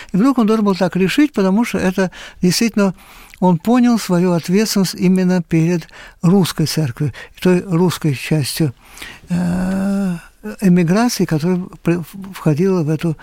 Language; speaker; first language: Russian; native; Russian